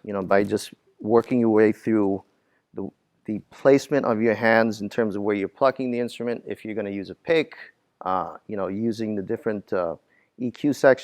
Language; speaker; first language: English; native; English